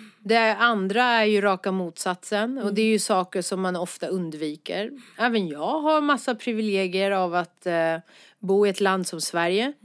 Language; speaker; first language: Swedish; early bilingual, other home language; Persian